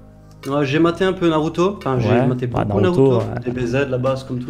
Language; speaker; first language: French; native; French